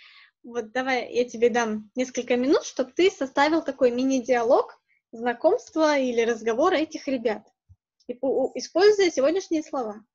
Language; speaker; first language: Russian; native; Russian